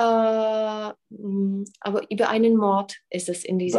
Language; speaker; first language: German; non-native, fluent; Czech